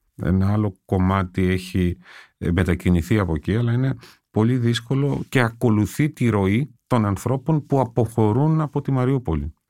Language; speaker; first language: Greek; native; Greek